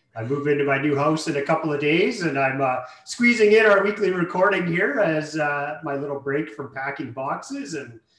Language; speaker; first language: English; native; English